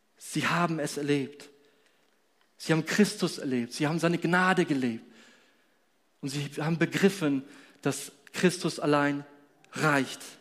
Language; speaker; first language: German; non-native, fluent; Polish